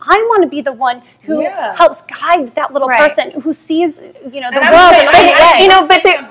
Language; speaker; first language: English; native; English